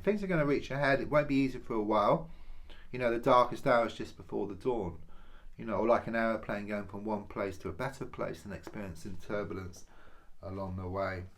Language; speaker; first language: English; native; English